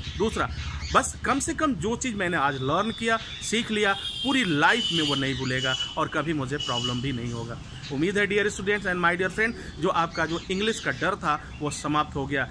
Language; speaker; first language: Hindi; native; Hindi